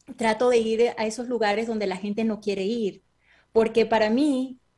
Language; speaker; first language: Spanish; native; Spanish